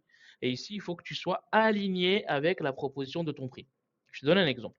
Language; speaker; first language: French; native; French